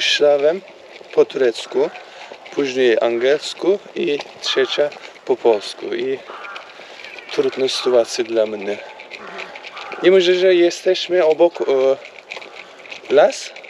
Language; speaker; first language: Polish; non-native, learner; Turkish